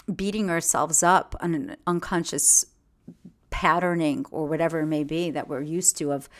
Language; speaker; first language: English; early bilingual, other home language; Russian